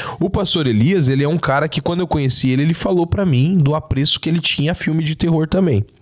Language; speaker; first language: Portuguese; native; Portuguese